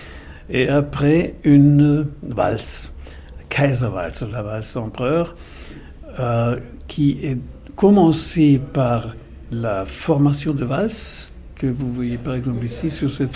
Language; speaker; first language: French; non-native, fluent; German